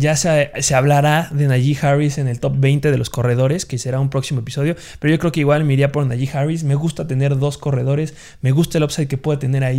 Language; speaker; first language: Spanish; native; Spanish